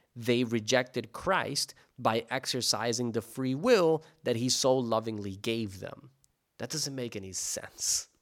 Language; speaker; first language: English; native; English